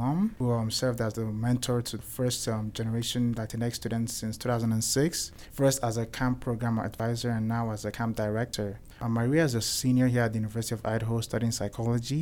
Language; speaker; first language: English; non-native, local second language; Igbo